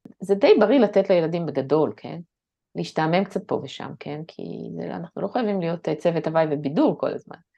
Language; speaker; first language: Hebrew; native; Hebrew